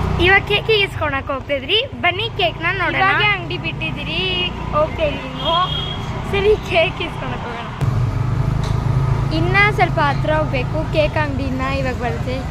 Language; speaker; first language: Kannada; native; Kannada